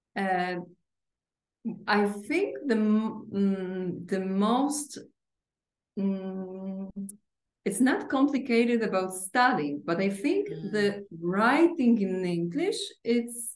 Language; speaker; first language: English; non-native, fluent; Polish